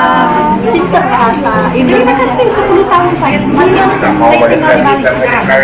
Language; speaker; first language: Indonesian; non-native, learner; English